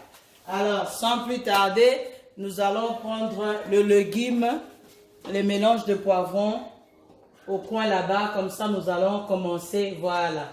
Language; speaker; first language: French; non-native, local second language; Lingala